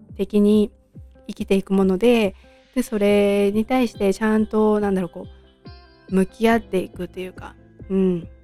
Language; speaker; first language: Japanese; native; Japanese